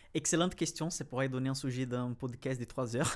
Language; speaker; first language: French; non-native, fluent; Portuguese